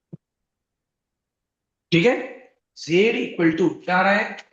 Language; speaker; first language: Hindi; non-native, local second language; Marathi